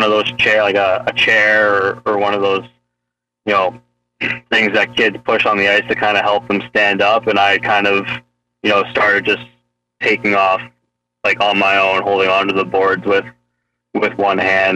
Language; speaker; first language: English; native; English